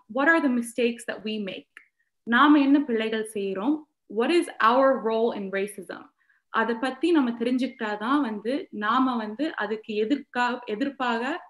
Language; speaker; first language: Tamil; early bilingual, heritage; Tamil